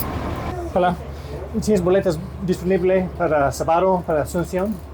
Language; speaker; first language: Spanish; non-native, learner; English